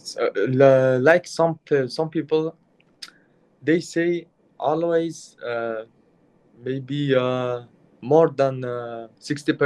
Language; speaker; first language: English; non-native, learner; Mongolian